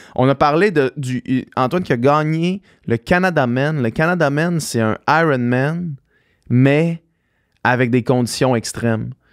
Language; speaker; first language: French; native; French